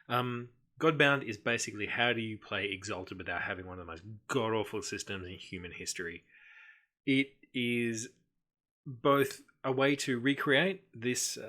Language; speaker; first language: English; native; English